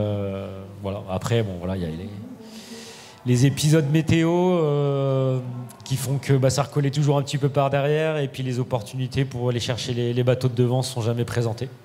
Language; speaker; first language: French; native; French